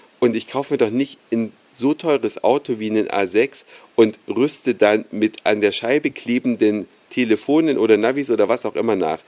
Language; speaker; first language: German; native; German